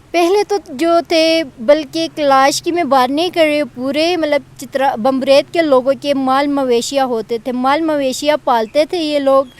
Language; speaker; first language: Urdu; non-native, local second language; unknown